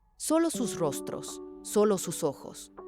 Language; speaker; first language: Spanish; native; Spanish